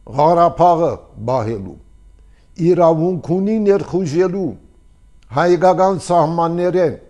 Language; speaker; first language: Armenian; early bilingual, heritage; Armenian